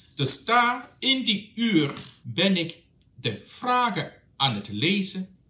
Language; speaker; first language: Dutch; non-native, fluent; English